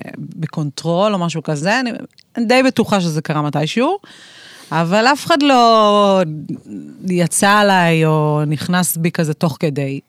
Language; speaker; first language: Hebrew; native; Hebrew